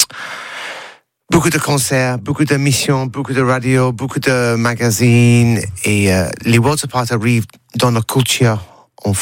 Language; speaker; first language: French; non-native, learner; English